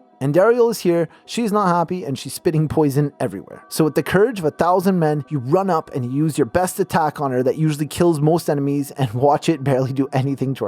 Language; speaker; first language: English; native; English